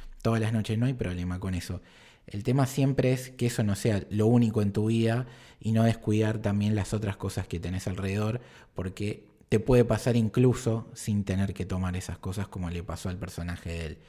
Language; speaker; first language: Spanish; native; Spanish